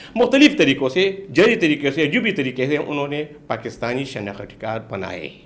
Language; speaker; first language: Urdu; non-native, local second language; Pashto